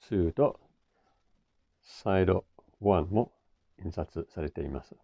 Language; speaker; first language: Japanese; non-native, fluent; English